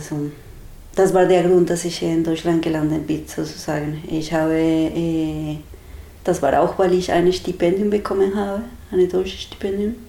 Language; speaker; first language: German; non-native, fluent; Spanish